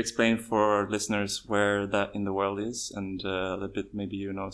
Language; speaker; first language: English; non-native, fluent; Swedish